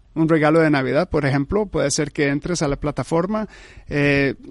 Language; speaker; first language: Spanish; early bilingual, heritage; Spanish